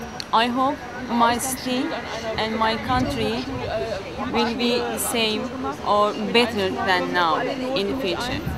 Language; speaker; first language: English; non-native, learner; Turkish